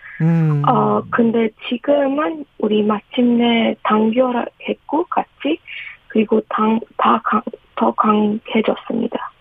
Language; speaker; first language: Korean; non-native, fluent; Persian